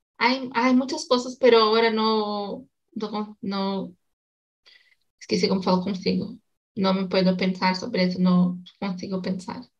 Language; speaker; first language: Spanish; non-native, learner; Portuguese